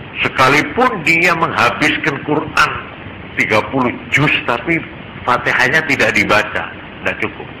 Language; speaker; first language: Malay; non-native, local second language; Javanese